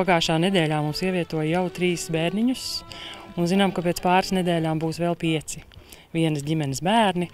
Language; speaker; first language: Latvian; native; Latvian